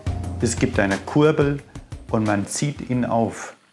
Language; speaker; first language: German; non-native, fluent; English